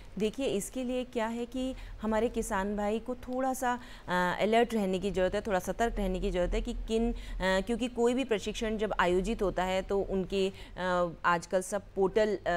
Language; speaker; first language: Hindi; native; Hindi